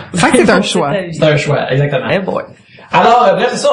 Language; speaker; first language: French; native; French